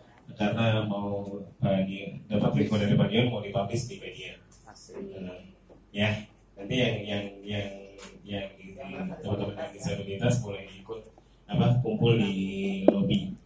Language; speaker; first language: Indonesian; native; Indonesian